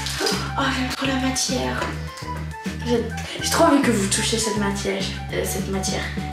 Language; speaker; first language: French; native; French